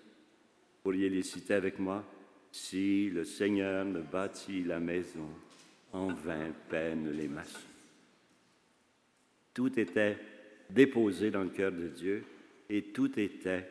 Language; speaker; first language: French; native; French